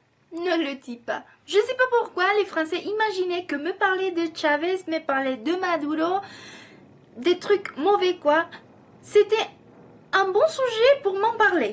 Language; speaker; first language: French; non-native, fluent; Spanish